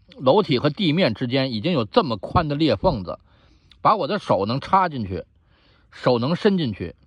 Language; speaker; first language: Chinese; native; Chinese